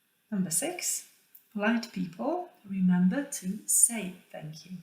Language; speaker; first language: English; non-native, fluent; Polish